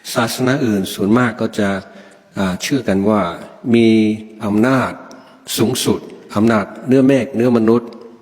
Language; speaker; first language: Thai; non-native, fluent; English